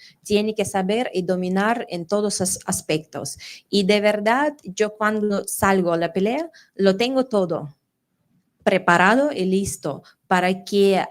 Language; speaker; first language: Spanish; non-native, fluent; Russian